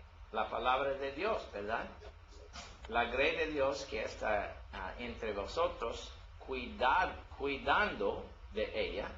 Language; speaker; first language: Spanish; non-native, learner; English